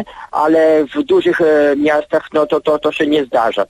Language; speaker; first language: Polish; early bilingual, heritage; Polish